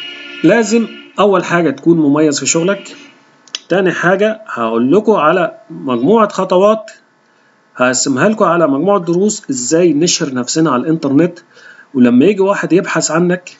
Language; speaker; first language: Arabic; native; Arabic